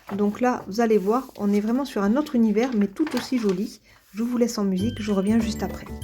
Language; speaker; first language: French; native; French